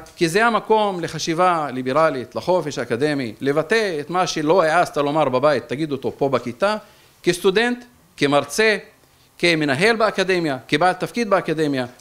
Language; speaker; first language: Hebrew; native; Hebrew